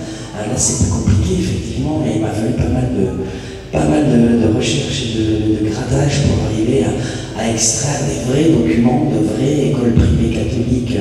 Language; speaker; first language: French; native; French